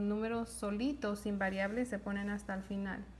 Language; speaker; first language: Spanish; early bilingual, heritage; Spanish